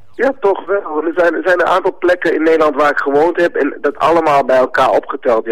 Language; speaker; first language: Dutch; early bilingual, other home language; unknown